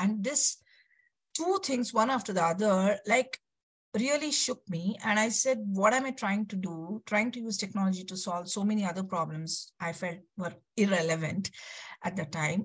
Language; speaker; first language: English; non-native, local second language; Kannada